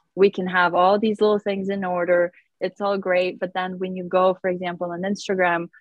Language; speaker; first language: English; non-native, fluent; Russian